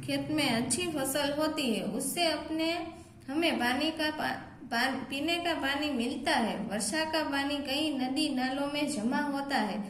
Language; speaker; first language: Hindi; non-native, local second language; Gujarati